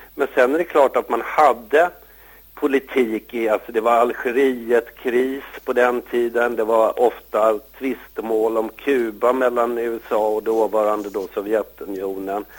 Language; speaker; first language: Swedish; native; Swedish